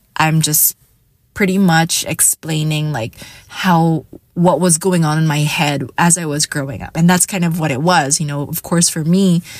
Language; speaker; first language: English; non-native, local second language; Hiligaynon